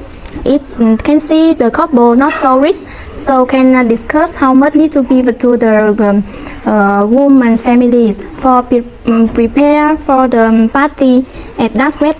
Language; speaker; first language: English; non-native, learner; Vietnamese